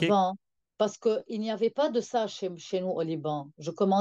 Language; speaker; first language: French; non-native, local second language; Arabic